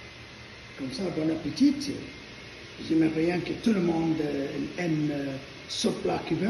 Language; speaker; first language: French; non-native, local second language; Arabic